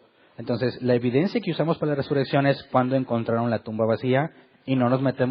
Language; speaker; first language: Spanish; native; Spanish